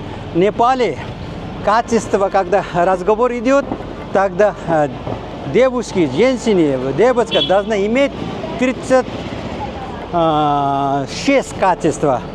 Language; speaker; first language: Russian; non-native, fluent; Nepali